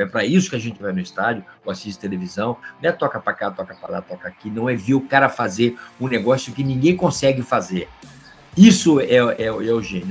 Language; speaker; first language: Portuguese; native; Portuguese